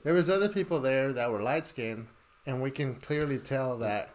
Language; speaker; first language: English; early bilingual, other home language; Spanish